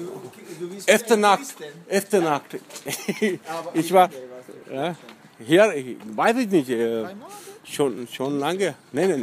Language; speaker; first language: German; non-native, learner; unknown